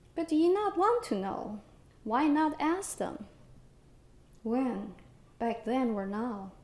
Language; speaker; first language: English; non-native, fluent; Chinese